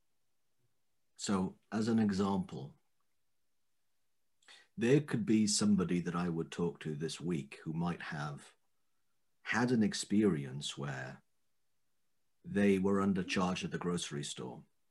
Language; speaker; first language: English; native; English